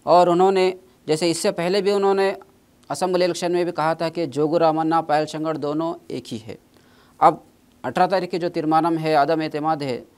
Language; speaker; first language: Urdu; native; Urdu